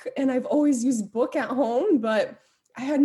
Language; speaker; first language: English; early bilingual, other home language; Albanian